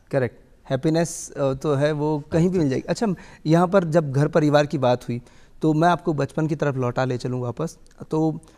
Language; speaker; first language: Hindi; native; Hindi